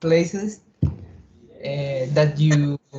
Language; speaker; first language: English; non-native, learner; Spanish